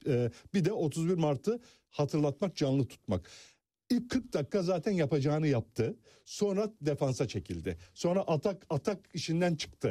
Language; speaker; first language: Turkish; native; Turkish